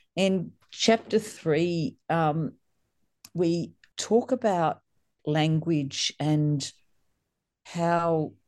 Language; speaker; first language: English; native; English